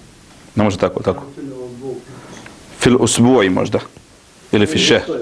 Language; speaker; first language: Arabic; non-native, fluent; Bosnian